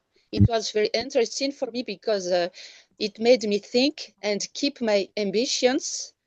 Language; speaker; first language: English; non-native, learner; Malagasy